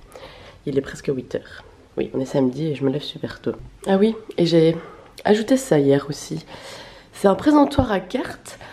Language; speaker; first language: French; native; French